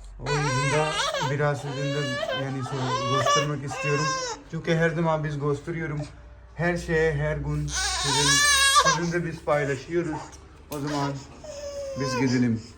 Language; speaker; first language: Turkish; non-native, learner; Urdu